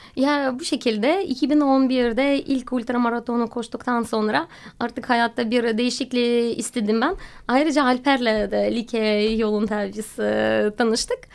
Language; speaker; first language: Turkish; non-native, fluent; Russian